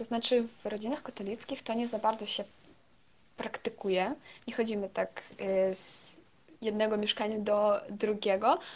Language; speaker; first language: Polish; non-native, fluent; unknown